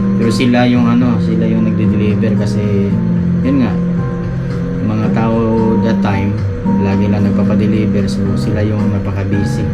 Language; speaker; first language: Filipino; non-native, local second language; Hiligaynon